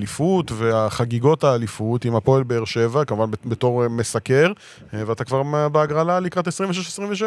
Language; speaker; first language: Hebrew; native; Hebrew